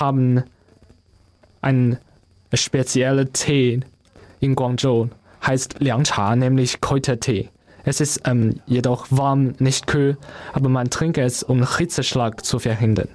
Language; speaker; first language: German; non-native, learner; Chinese